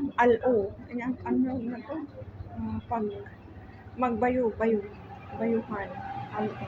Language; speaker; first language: Filipino; non-native, local second language; Iloko